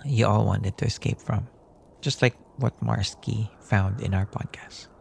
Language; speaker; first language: English; non-native, local second language; Filipino